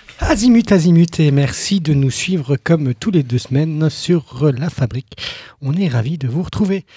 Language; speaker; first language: French; native; French